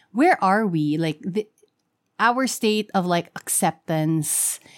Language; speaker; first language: English; non-native, local second language; Filipino